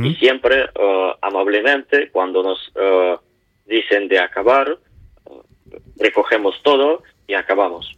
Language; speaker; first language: Spanish; non-native, learner; Ukrainian